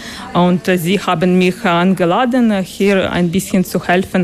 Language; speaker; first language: German; non-native, learner; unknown